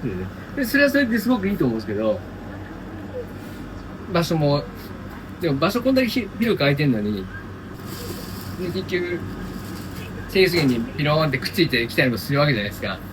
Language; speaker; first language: Japanese; native; Japanese